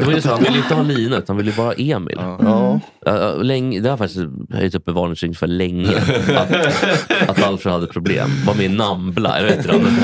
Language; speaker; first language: Swedish; native; Swedish